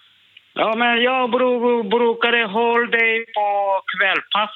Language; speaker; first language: Swedish; non-native, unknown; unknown